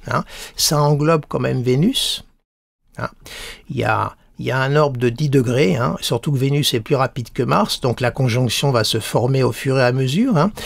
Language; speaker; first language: French; native; French